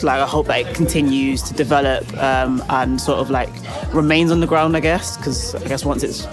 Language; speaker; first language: English; native; English